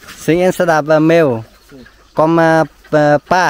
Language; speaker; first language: Portuguese; non-native, learner; Vietnamese